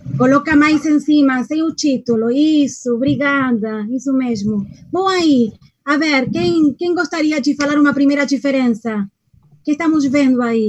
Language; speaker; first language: Portuguese; non-native, fluent; Spanish